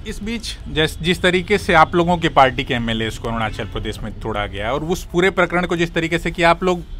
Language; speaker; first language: Hindi; native; Hindi